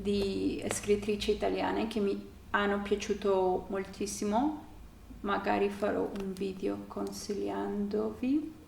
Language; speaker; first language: Italian; non-native, learner; Spanish